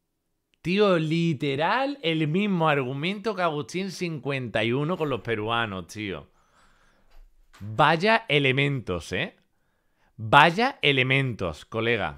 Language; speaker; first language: Spanish; native; Spanish